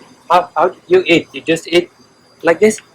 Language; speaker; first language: English; non-native, fluent; Indonesian